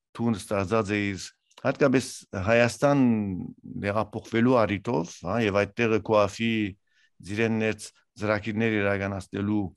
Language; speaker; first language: Armenian; early bilingual, heritage; Armenian